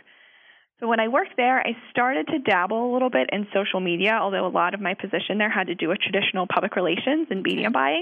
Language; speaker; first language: English; native; English